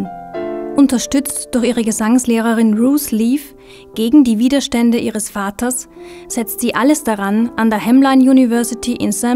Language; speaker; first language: German; native; German